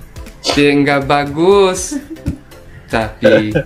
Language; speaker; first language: Indonesian; non-native, learner; English